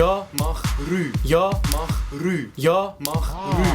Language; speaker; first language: German; native; German